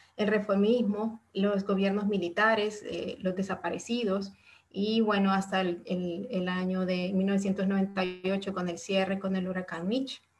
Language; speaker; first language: Spanish; native; Spanish